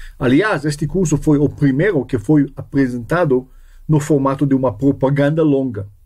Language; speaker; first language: Portuguese; non-native, fluent; Hebrew